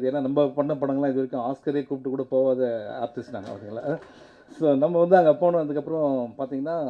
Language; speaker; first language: Tamil; native; Tamil